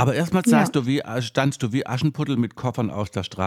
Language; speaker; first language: German; native; German